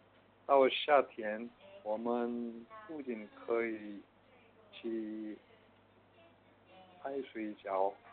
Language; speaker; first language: Chinese; non-native, learner; Korean